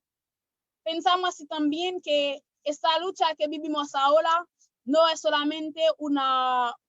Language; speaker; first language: Spanish; non-native, learner; Haitian Creole